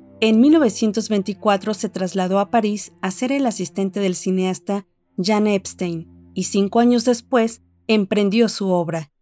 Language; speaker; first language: Spanish; native; Spanish